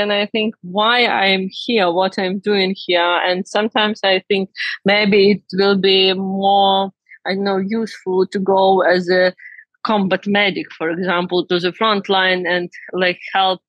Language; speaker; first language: English; non-native, learner; Ukrainian